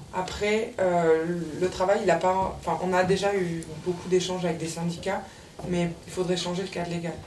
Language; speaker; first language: French; native; French